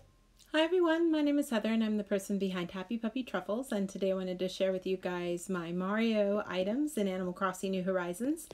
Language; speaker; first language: English; native; English